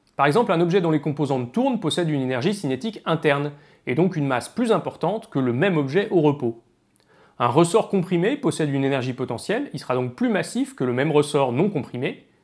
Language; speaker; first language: French; native; French